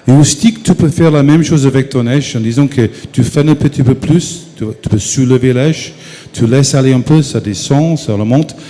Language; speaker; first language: French; non-native, fluent; English